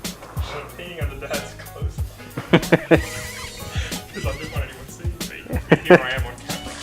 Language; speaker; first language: English; native; English